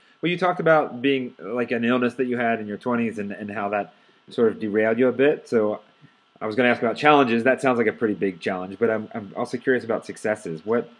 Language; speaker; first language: English; native; English